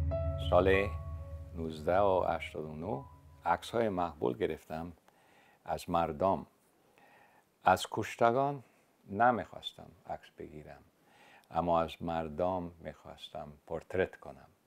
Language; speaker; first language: Persian; non-native, fluent; English